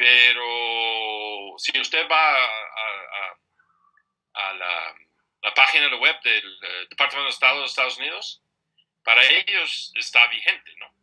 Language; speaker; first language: Spanish; non-native, fluent; English